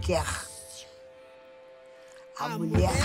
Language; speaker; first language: Portuguese; native; Portuguese